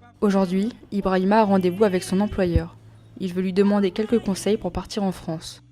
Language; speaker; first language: French; native; French